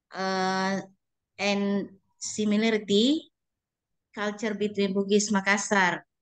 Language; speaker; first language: English; non-native, learner; Indonesian